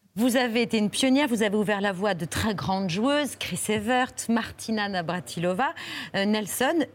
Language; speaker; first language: French; native; French